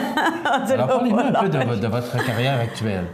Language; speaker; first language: French; native; French